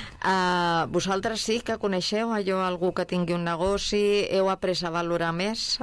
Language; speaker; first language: Catalan; native; Catalan